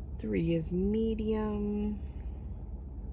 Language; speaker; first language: English; native; English